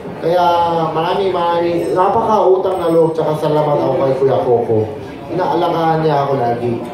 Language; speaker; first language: Filipino; non-native, fluent; Korean